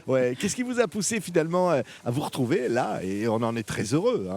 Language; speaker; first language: French; native; French